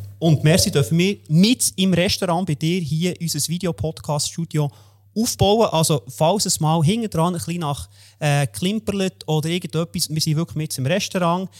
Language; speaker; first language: German; native; German